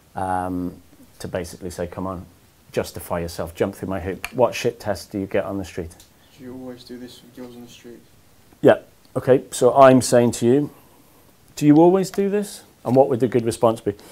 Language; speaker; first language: English; native; English